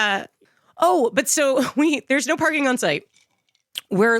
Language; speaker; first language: English; native; English